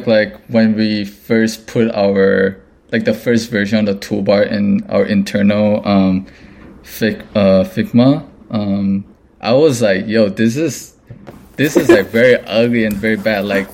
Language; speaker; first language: English; non-native, local second language; Cantonese